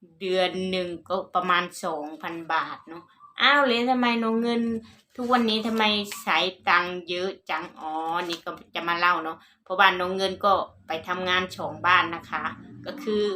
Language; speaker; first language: Thai; non-native, local second language; Northeastern Thai